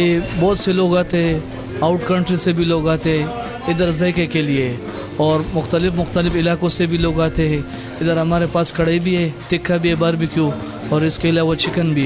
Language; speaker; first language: Hindi; non-native, local second language; Pashto